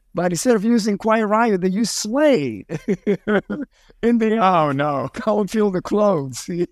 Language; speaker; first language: English; early bilingual, other home language; Spanish